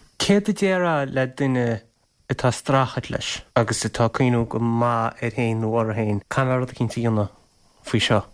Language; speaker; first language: Irish; native; Irish